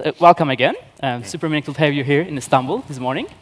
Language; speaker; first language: English; non-native, fluent; Turkish